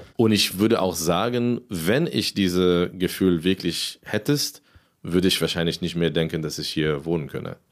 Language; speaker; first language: German; non-native, fluent; Hebrew